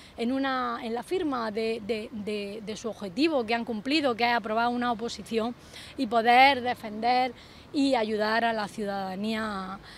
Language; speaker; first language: Spanish; native; Spanish